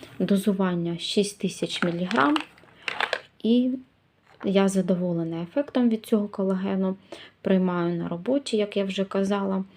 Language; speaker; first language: Ukrainian; native; Ukrainian